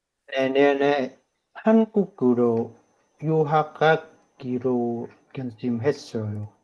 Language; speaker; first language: Korean; non-native, learner; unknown